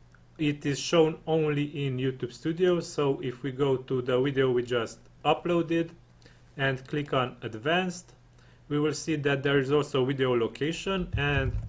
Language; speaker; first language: English; non-native, fluent; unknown